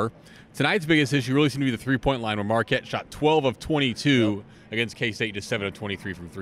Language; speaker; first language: English; native; English